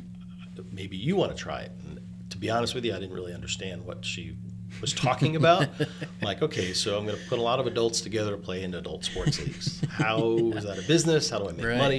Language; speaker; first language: English; native; English